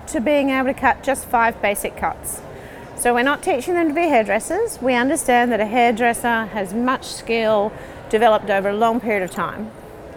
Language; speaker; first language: English; native; English